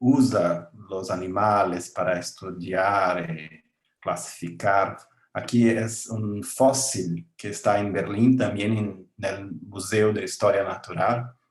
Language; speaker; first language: Spanish; non-native, learner; Portuguese